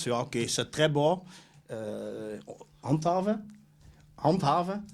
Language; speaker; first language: French; non-native, local second language; Dutch